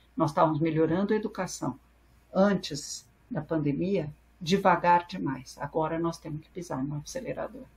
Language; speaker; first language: Portuguese; early bilingual, other home language; French